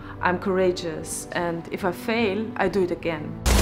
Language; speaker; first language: English; non-native, fluent; German